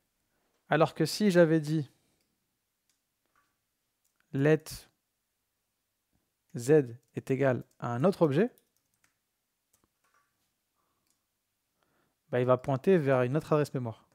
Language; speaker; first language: French; native; French